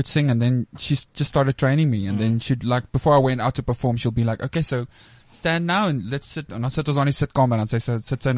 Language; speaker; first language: English; non-native, local second language; Afrikaans